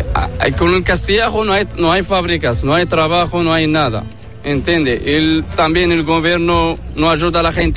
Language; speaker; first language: Spanish; non-native, learner; Arabic